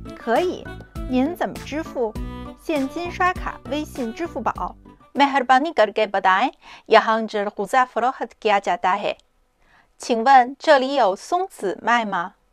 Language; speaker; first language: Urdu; non-native, fluent; Chinese